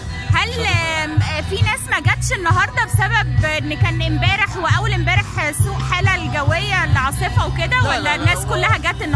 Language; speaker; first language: Arabic; native; Arabic